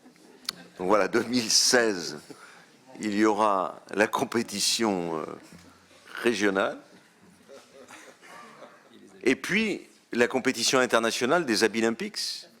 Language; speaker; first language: French; native; French